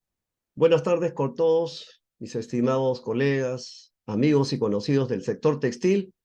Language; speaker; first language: Spanish; native; Spanish